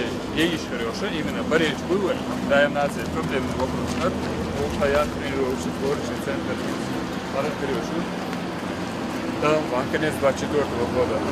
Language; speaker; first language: Russian; non-native, local second language; Chechen